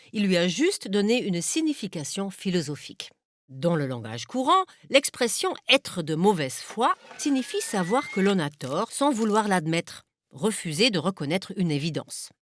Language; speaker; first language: French; non-native, fluent; German